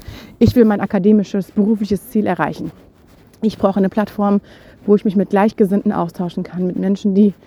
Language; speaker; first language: German; native; German